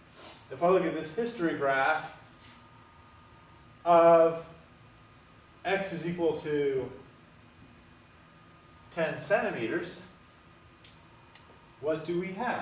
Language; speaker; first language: English; native; English